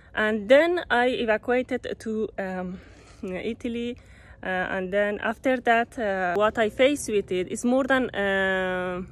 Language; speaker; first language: English; non-native, fluent; Persian